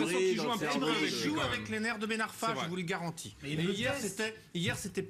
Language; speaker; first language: French; native; French